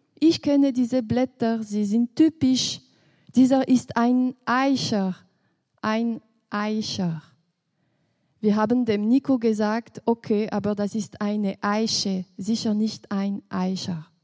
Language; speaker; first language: German; non-native, local second language; French